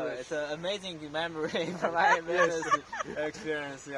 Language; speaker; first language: English; non-native, fluent; Chinese